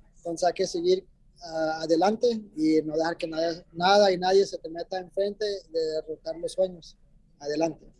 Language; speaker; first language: Spanish; early bilingual, heritage; Spanish